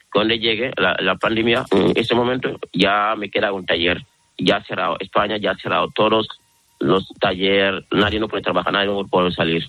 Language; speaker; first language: Spanish; non-native, learner; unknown